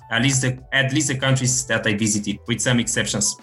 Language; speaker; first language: English; non-native, fluent; Romanian